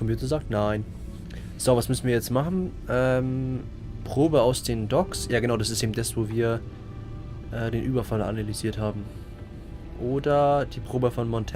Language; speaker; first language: German; native; German